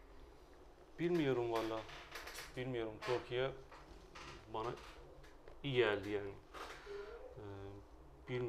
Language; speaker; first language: Turkish; non-native, learner; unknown